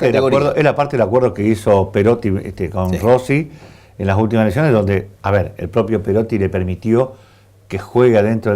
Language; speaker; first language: Spanish; native; Spanish